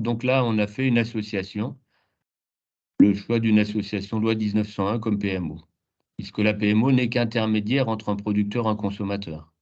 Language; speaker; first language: French; native; French